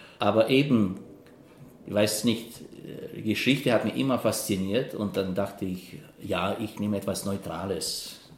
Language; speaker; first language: German; non-native, fluent; Russian